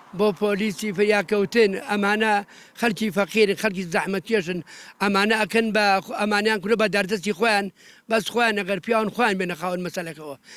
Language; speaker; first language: Central Kurdish; native; Central Kurdish